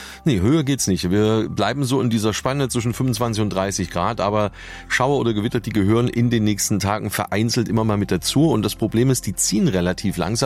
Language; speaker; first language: German; native; German